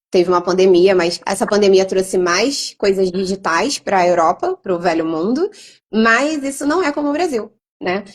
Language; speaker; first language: Portuguese; native; Portuguese